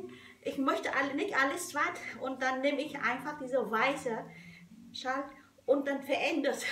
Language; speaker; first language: German; non-native, learner; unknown